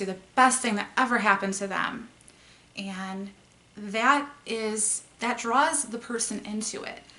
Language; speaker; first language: English; native; English